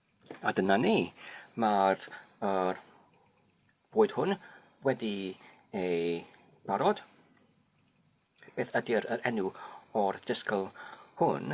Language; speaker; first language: Welsh; non-native, learner; Polish